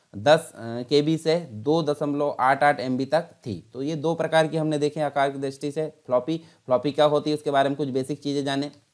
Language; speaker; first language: Hindi; native; Hindi